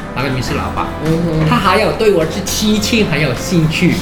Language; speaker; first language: Chinese; non-native, fluent; Cantonese